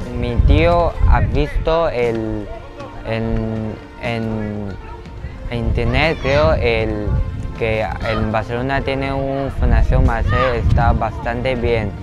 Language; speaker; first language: Spanish; non-native, learner; Chinese